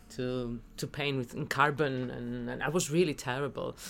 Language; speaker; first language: English; non-native, fluent; Spanish